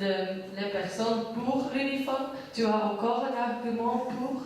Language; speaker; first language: French; non-native, learner; Dutch